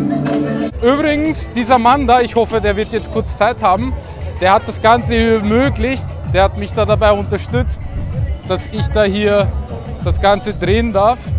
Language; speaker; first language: German; native; German